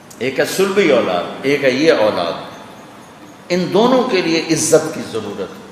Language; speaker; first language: Urdu; non-native, local second language; Punjabi